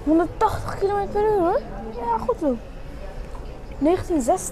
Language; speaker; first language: Dutch; early bilingual, other home language; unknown